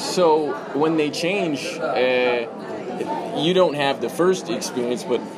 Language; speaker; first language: English; native; English